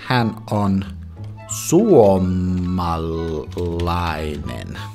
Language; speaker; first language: Finnish; non-native, learner; English